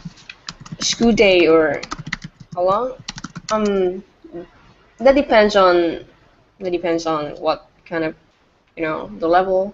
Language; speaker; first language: English; non-native, fluent; Vietnamese